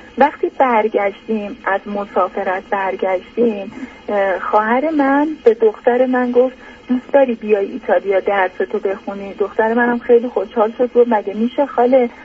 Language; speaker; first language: Persian; native; Persian